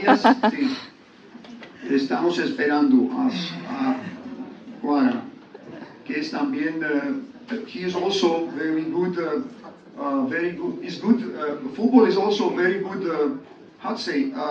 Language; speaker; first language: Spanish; non-native, learner; Georgian